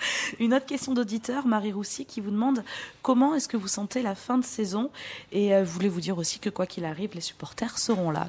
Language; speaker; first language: French; native; French